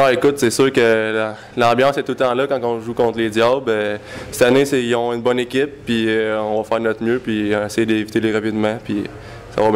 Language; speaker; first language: French; native; French